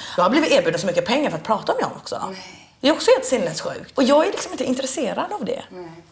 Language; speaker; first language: Swedish; early bilingual, other home language; Turkish